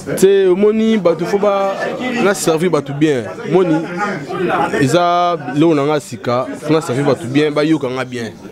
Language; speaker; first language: Lingala; native; Lingala